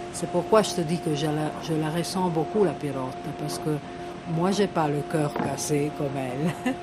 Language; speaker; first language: French; non-native, fluent; Italian